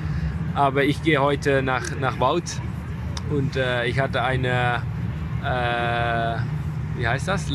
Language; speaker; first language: German; non-native, learner; Dutch